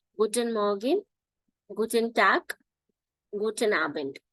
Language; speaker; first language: German; non-native, fluent; Hindi